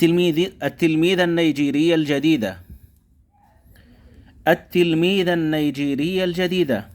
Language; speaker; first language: Arabic; non-native, fluent; Indonesian